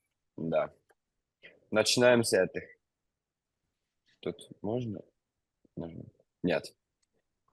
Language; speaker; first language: Russian; non-native, fluent; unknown